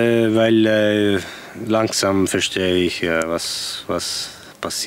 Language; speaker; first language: German; non-native, fluent; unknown